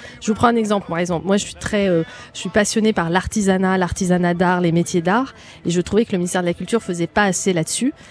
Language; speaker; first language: French; early bilingual, other home language; Arabic